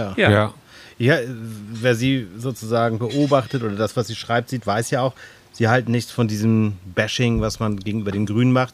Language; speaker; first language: German; native; German